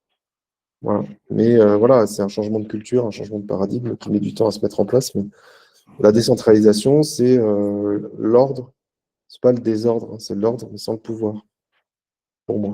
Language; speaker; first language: French; native; French